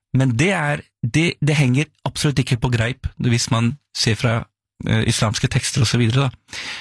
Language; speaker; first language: Norwegian; early bilingual, other home language; Urdu